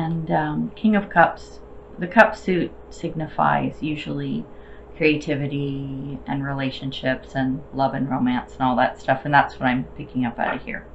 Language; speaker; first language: English; native; English